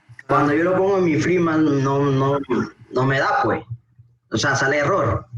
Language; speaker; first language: Spanish; native; Spanish